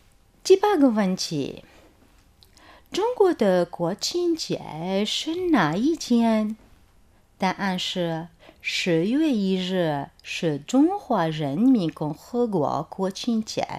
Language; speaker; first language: Chinese; non-native, fluent; Arabic